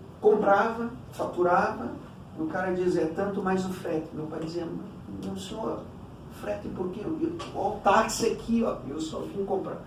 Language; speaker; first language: Portuguese; early bilingual, other home language; Cantonese